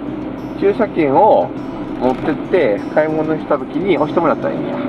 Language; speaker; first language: Japanese; native; Japanese